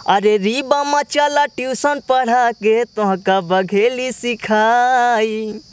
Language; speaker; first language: Hindi; native; Hindi